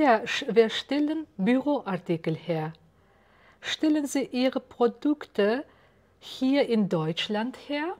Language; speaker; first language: German; non-native, fluent; Uzbek